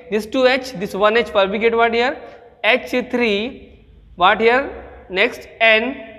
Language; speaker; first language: English; non-native, local second language; Hindi